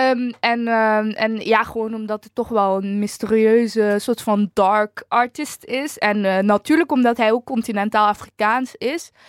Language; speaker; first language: Dutch; early bilingual, other home language; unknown